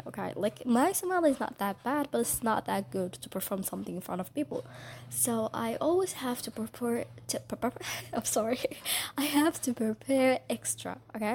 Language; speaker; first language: English; non-native, fluent; Somali